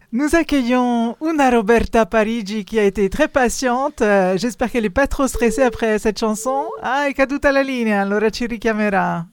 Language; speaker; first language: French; native; French